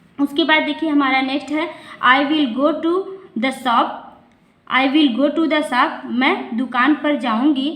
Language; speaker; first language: Hindi; native; Hindi